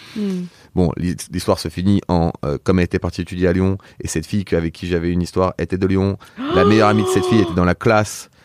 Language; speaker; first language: French; native; French